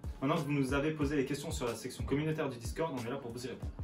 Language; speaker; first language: French; native; French